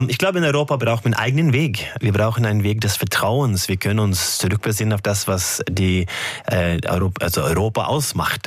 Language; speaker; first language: German; non-native, fluent; Norwegian